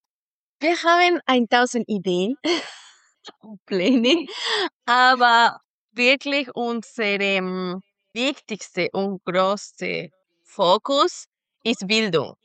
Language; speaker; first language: German; non-native, fluent; Spanish